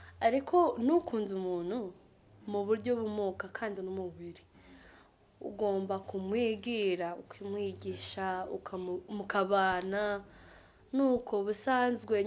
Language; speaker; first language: Kinyarwanda; non-native, fluent; Kikuyu